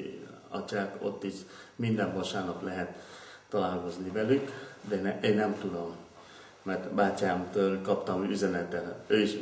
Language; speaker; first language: Hungarian; non-native, learner; Vietnamese